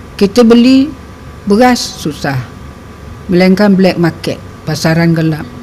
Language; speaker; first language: Malay; native; Malay